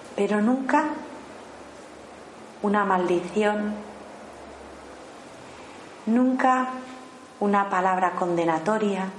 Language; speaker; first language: Spanish; native; Spanish